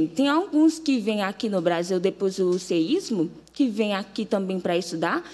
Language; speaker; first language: Portuguese; non-native, fluent; Haitian Creole